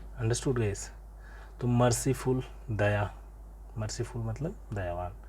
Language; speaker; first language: Hindi; native; Hindi